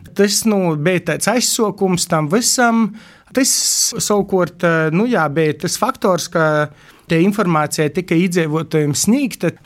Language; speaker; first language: Latvian; native; Latvian